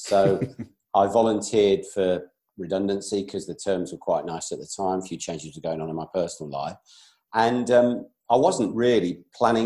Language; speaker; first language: English; native; English